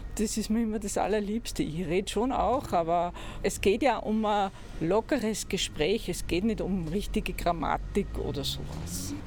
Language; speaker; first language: German; native; German